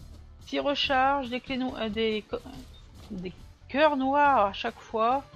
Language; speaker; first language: French; native; French